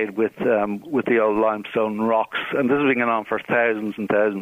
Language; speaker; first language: English; native; English